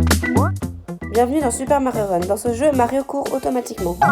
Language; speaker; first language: French; native; French